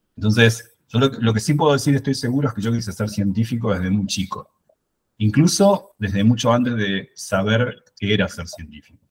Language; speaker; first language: Spanish; native; Spanish